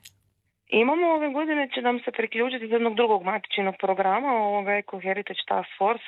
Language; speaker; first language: Serbian; native; Serbian